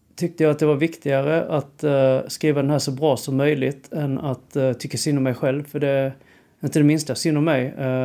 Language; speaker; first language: Swedish; native; Swedish